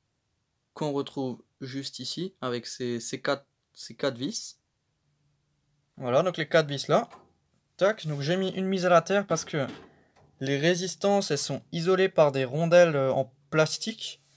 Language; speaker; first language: French; native; French